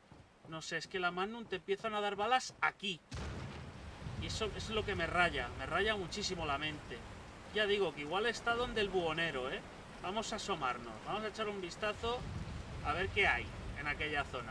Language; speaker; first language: Spanish; native; Spanish